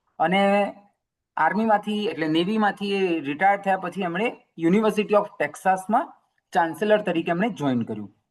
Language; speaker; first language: Gujarati; native; Gujarati